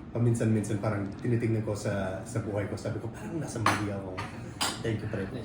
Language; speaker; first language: Filipino; non-native, fluent; English